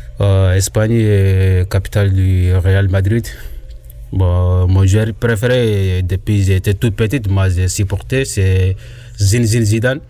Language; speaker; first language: French; non-native, learner; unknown